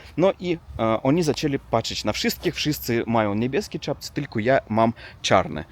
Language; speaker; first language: Polish; non-native, learner; Russian